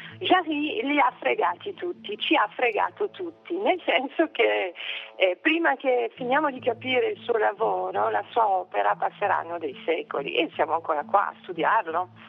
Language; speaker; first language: Italian; non-native, fluent; French